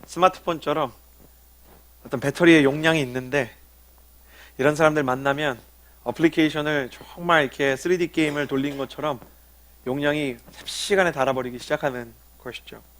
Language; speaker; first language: Korean; native; Korean